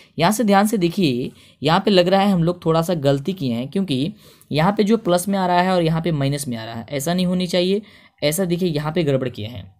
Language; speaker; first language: Hindi; native; Hindi